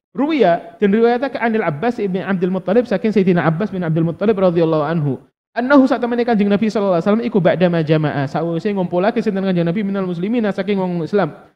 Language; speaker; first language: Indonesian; non-native, local second language; Javanese